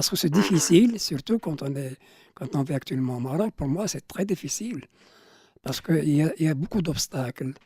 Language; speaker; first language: French; non-native, local second language; Arabic